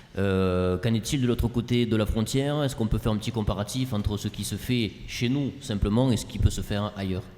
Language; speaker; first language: French; native; French